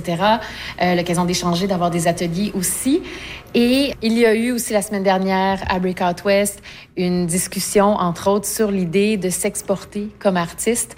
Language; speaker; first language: French; native; French